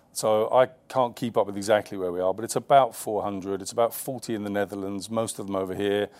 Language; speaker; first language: English; native; English